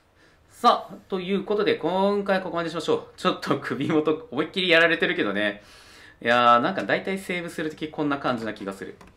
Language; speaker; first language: Japanese; native; Japanese